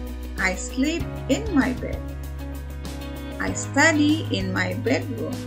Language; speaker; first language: English; non-native, fluent; Indonesian